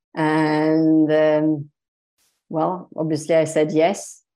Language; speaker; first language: English; non-native, fluent; French